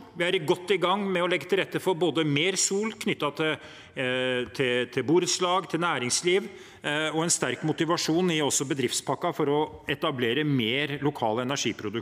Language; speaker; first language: Norwegian; native; Norwegian